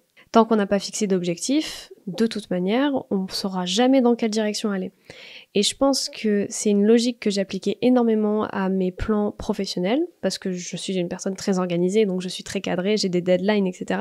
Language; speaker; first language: French; native; French